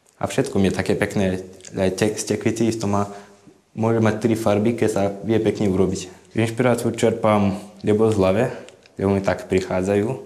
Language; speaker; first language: Slovak; native; Slovak